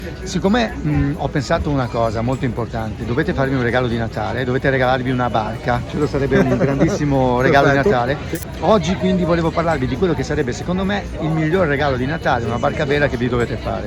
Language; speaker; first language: Italian; native; Italian